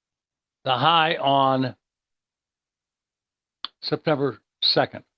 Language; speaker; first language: English; native; English